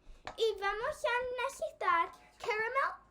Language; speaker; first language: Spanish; early bilingual, heritage; Spanish